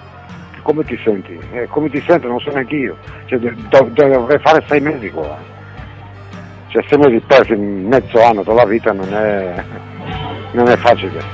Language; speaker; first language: Italian; non-native, fluent; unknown